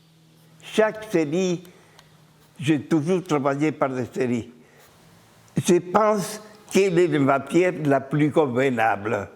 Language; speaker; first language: French; non-native, fluent; Spanish